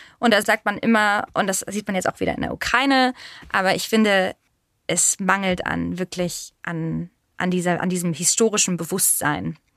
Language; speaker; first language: German; native; German